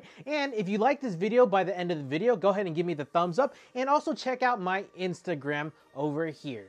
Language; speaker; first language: English; native; English